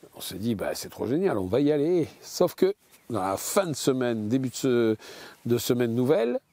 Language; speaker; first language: French; native; French